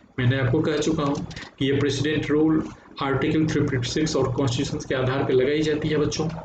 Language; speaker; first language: Hindi; native; Hindi